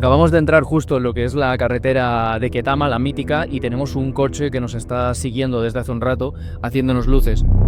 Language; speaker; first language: Spanish; native; Spanish